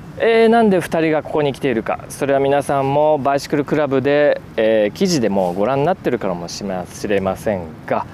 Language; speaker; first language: Japanese; native; Japanese